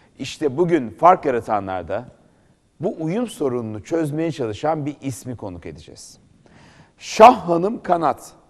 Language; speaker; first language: Turkish; native; Turkish